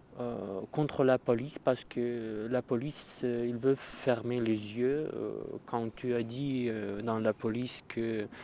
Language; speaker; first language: French; non-native, learner; Russian